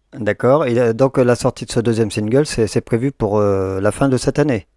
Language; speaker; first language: French; native; French